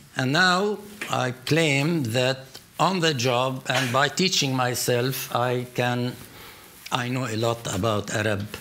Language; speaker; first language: English; non-native, fluent; Arabic